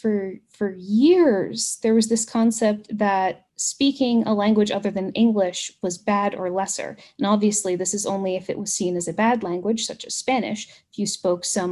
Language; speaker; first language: English; native; English